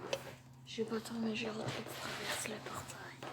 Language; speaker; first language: French; native; French